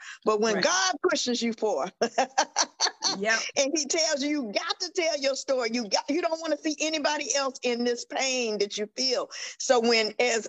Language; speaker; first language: English; native; English